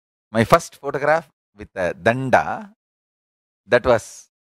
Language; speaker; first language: English; non-native, local second language; Tamil